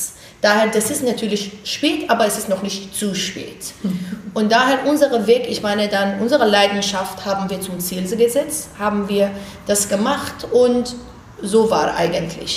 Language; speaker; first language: German; non-native, fluent; Persian